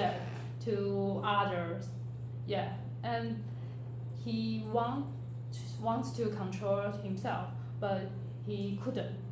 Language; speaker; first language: English; non-native, learner; Chinese